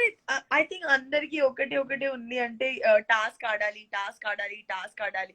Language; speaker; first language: Telugu; non-native, learner; Gujarati